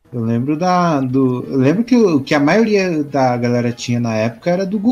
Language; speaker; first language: Portuguese; native; Portuguese